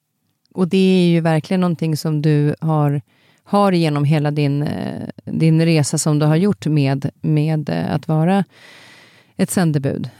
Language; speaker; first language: Swedish; native; Swedish